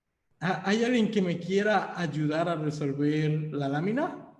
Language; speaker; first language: Spanish; native; Spanish